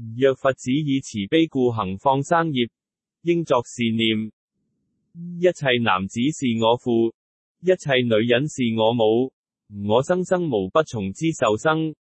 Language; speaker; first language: Chinese; non-native, local second language; Cantonese